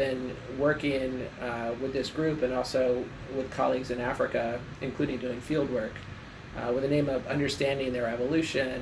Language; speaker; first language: English; native; English